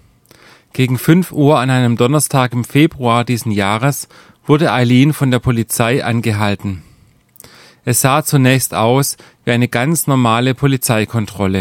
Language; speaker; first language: German; native; German